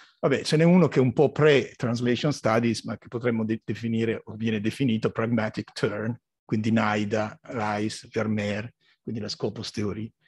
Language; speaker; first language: Italian; native; Italian